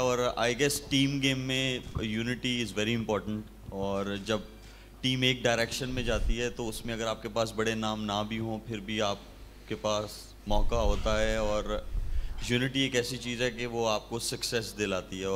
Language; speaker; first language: Urdu; native; Urdu